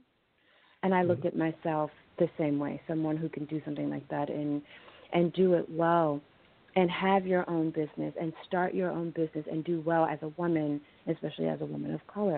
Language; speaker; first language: English; native; English